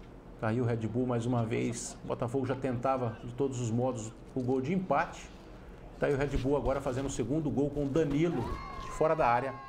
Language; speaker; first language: Portuguese; native; Portuguese